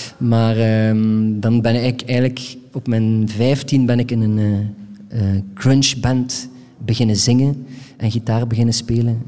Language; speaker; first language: Dutch; native; Dutch